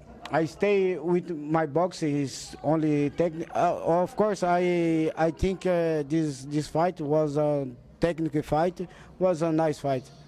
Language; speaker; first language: English; non-native, fluent; Portuguese